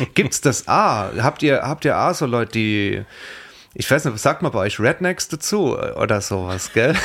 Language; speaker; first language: German; native; German